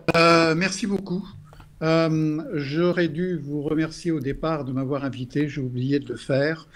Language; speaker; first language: French; non-native, fluent; English